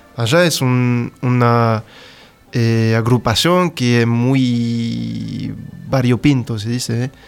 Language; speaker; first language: Spanish; non-native, fluent; French